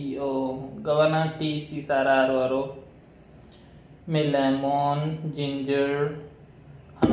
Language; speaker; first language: Filipino; non-native, learner; Punjabi